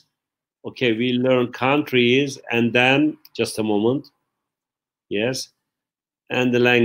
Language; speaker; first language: English; non-native, fluent; Turkish